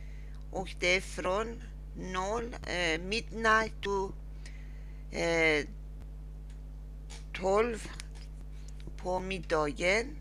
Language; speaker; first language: Swedish; non-native, learner; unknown